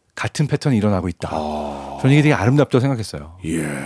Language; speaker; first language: Korean; early bilingual, other home language; German